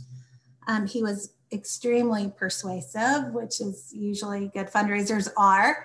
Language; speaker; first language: English; native; English